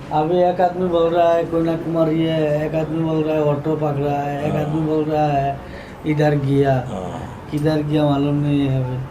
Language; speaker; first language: Hindi; non-native, local second language; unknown